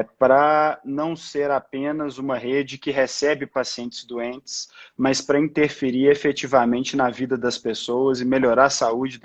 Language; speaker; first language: Portuguese; native; Portuguese